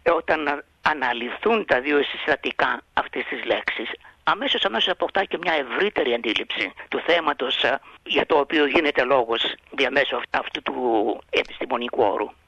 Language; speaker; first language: Greek; native; Greek